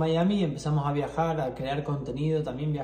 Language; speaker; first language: Spanish; native; Spanish